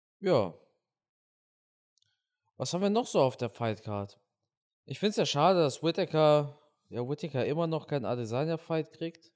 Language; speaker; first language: German; native; German